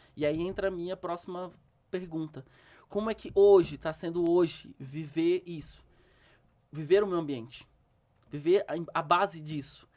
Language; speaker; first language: Portuguese; native; Portuguese